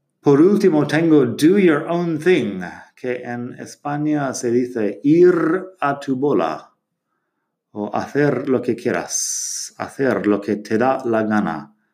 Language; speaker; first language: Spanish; non-native, fluent; English